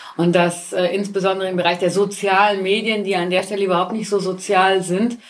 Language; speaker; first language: German; native; German